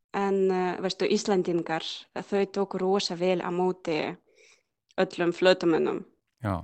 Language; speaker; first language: Icelandic; non-native, learner; Ukrainian